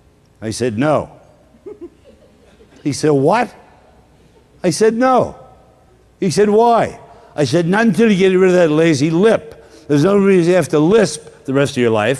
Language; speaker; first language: English; native; English